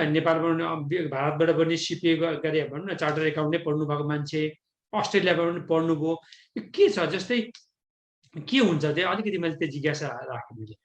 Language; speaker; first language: Nepali; native; Nepali